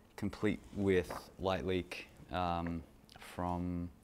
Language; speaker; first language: English; native; English